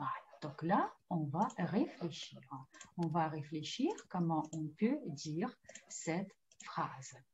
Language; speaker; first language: French; non-native, fluent; Russian